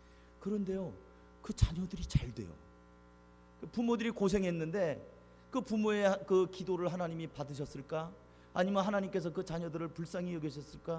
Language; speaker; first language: Korean; native; Korean